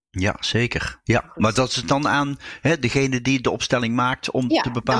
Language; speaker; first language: Dutch; native; Dutch